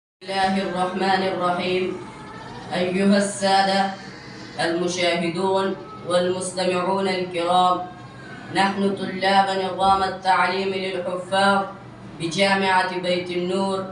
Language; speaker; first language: Arabic; non-native, learner; Urdu